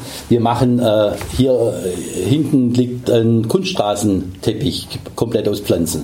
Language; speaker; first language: German; native; German